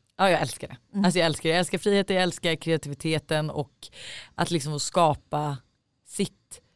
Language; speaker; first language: Swedish; native; Swedish